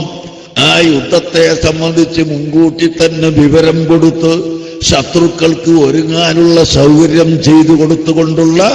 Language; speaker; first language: Malayalam; native; Malayalam